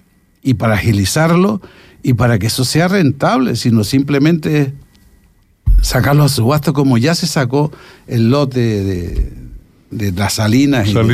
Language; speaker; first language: Spanish; native; Spanish